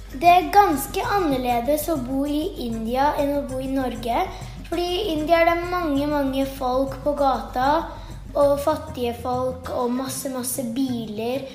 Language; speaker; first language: Norwegian; early bilingual, heritage; Norwegian